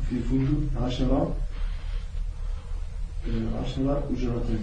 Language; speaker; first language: Arabic; non-native, learner; French